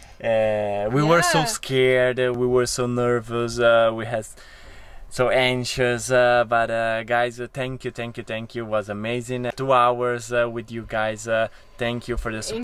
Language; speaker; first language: English; non-native, learner; Italian